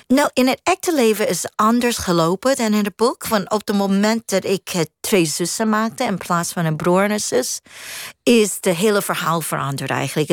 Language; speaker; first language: Dutch; non-native, fluent; Cantonese